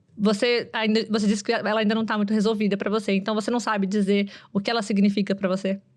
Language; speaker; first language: Portuguese; native; Portuguese